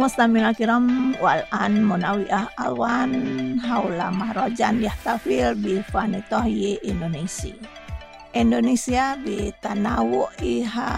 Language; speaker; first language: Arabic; non-native, fluent; Indonesian